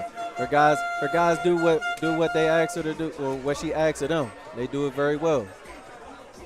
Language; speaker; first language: English; native; English